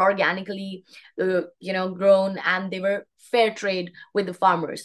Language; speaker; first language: English; non-native, local second language; Hindi